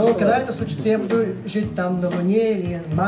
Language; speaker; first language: Russian; early bilingual, heritage; English